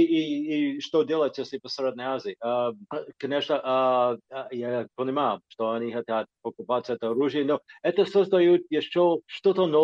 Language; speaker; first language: Russian; non-native, fluent; English